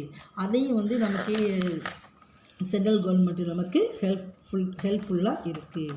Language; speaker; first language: Tamil; native; Tamil